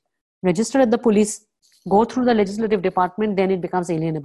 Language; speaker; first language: English; non-native, local second language; Bangla